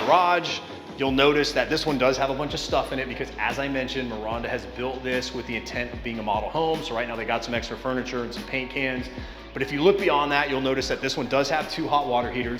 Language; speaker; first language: English; native; English